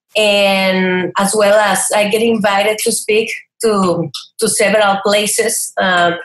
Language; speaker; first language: English; non-native, fluent; Spanish